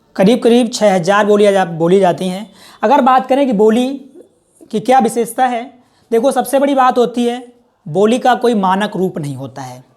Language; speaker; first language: Hindi; native; Hindi